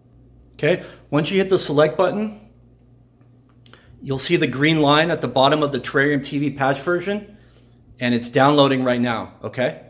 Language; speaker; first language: English; native; English